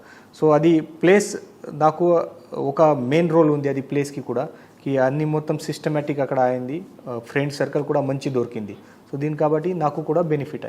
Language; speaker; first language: Telugu; non-native, learner; Marathi